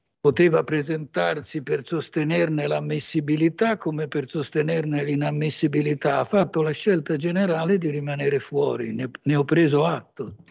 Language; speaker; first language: Italian; native; Italian